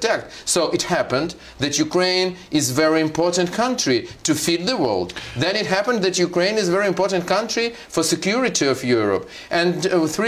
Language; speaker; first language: English; non-native, fluent; Russian